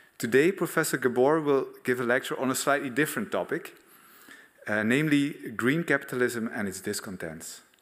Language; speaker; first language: English; non-native, fluent; Dutch